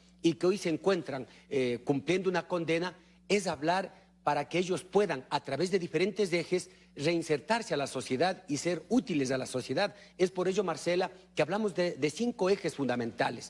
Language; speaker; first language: Spanish; native; Spanish